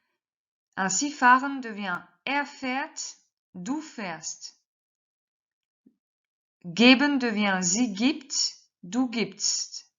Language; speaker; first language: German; non-native, fluent; French